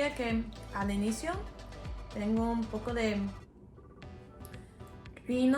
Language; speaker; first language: Spanish; non-native, fluent; English